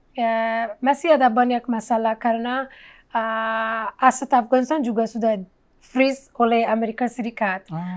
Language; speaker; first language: Indonesian; non-native, fluent; Persian